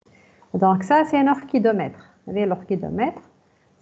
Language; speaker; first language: French; non-native, local second language; Arabic